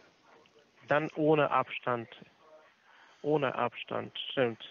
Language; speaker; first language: German; non-native, fluent; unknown